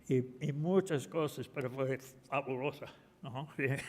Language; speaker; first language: Spanish; non-native, fluent; English